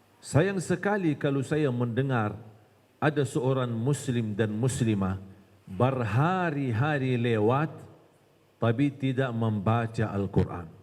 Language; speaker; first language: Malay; non-native, fluent; Arabic